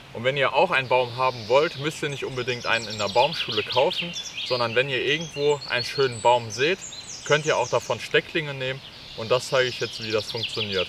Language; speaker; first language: German; native; German